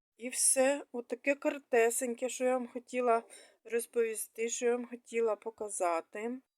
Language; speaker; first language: Ukrainian; non-native, local second language; Russian